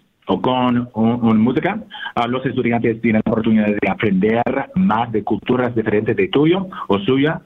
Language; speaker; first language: Spanish; non-native, learner; English